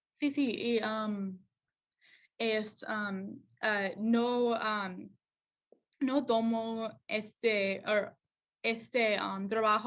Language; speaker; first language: Spanish; non-native, learner; English